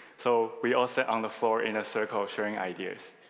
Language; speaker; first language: English; non-native, fluent; Chinese